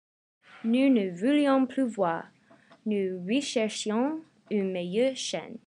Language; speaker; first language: French; non-native, learner; English